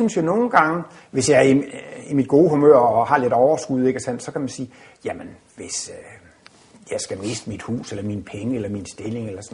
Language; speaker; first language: Danish; native; Danish